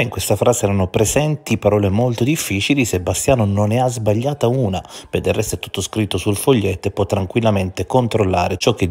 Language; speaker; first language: Italian; native; Italian